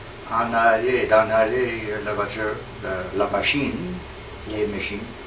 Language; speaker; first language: French; non-native, learner; English